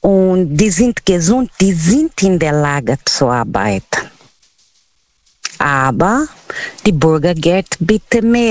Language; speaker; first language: German; non-native, learner; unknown